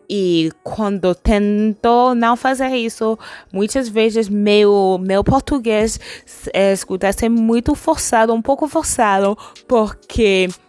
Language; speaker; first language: Portuguese; non-native, learner; French